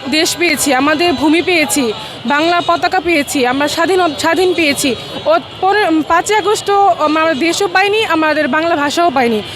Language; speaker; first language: Bangla; native; Bangla